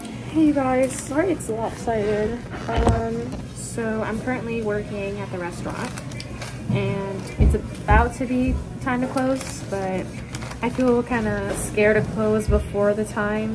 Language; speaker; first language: English; early bilingual, other home language; Spanish